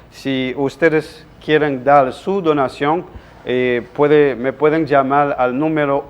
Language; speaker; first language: Spanish; non-native, local second language; Haitian Creole